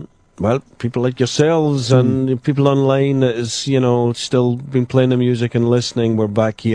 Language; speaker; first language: English; native; English